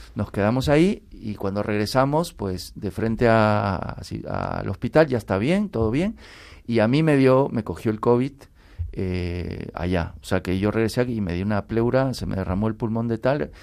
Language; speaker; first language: Spanish; native; Spanish